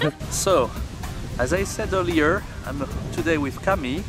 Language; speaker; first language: English; non-native, fluent; French